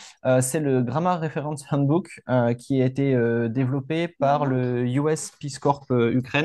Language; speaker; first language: French; native; French